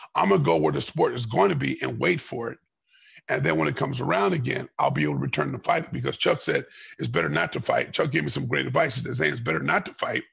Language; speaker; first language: English; native; English